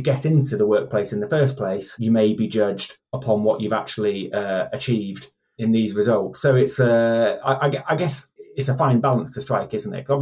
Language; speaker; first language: English; native; English